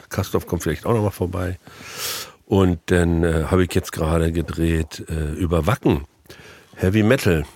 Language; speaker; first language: German; native; German